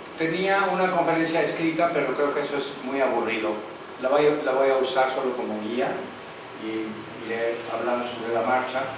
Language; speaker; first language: Spanish; native; Spanish